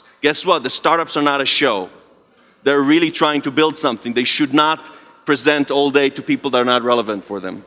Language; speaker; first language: English; non-native, fluent; Hebrew